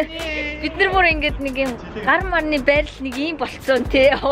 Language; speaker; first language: Mongolian; native; Mongolian